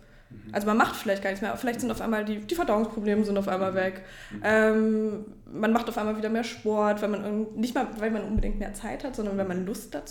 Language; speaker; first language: German; native; German